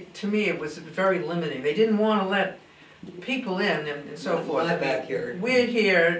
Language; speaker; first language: English; native; English